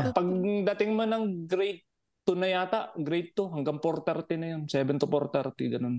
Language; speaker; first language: Filipino; native; Filipino